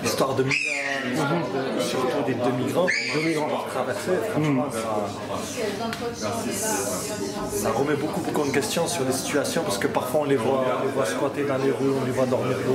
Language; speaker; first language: French; native; French